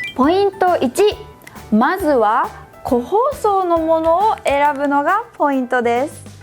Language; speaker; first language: Japanese; native; Japanese